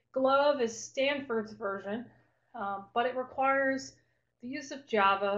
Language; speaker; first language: English; native; English